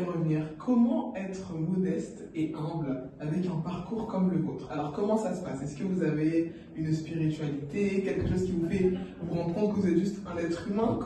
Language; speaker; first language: French; native; French